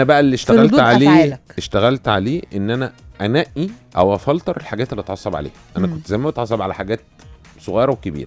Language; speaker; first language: Arabic; native; Arabic